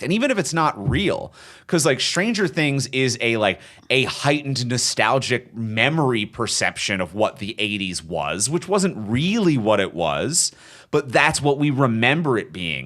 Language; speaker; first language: English; native; English